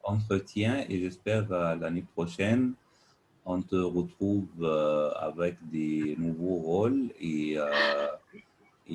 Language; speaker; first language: French; non-native, fluent; Arabic